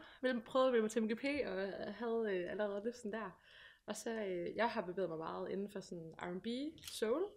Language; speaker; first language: Danish; native; Danish